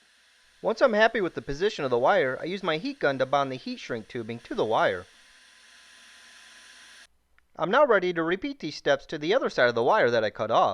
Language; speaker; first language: English; native; English